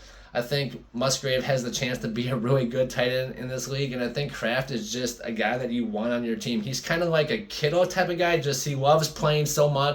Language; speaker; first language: English; native; English